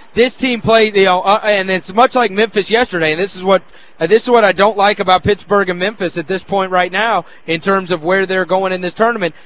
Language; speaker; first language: English; native; English